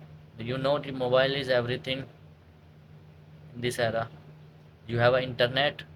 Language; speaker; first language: English; non-native, learner; Hindi